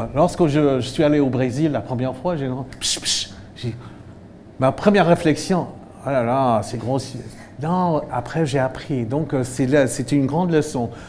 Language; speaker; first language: French; non-native, fluent; English